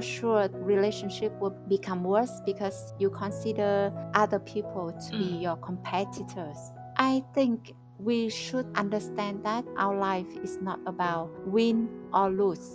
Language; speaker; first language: English; non-native, fluent; Vietnamese